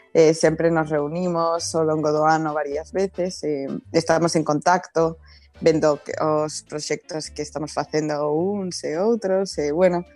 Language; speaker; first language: Galician; non-native, local second language; Spanish